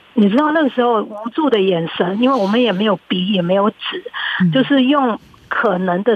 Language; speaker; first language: Chinese; early bilingual, heritage; Chinese